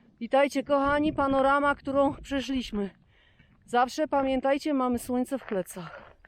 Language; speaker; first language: Polish; native; Polish